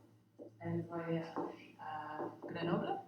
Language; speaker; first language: French; non-native, learner; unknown